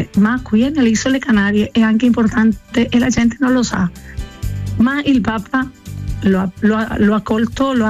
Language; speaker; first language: Italian; non-native, fluent; Spanish